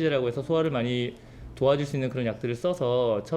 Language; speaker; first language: Korean; native; Korean